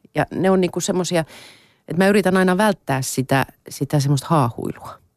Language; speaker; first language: Finnish; non-native, local second language; Swedish